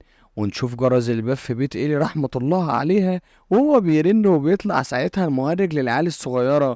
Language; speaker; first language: Arabic; native; Arabic